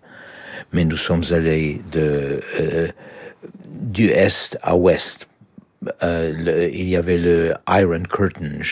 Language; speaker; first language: French; non-native, learner; Polish